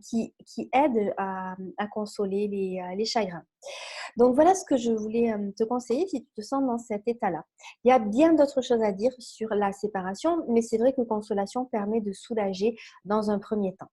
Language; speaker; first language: French; native; French